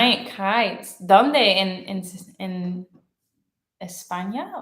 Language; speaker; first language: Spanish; non-native, learner; English